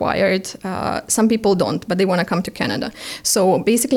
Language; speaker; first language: English; non-native, fluent; Ukrainian